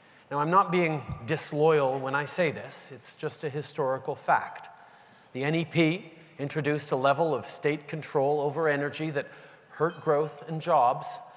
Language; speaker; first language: English; native; English